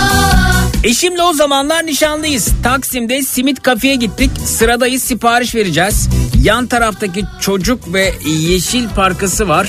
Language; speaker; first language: Turkish; native; Turkish